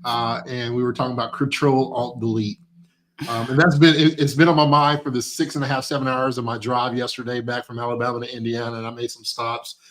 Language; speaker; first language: English; native; English